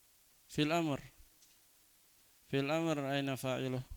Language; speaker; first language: Arabic; non-native, fluent; Indonesian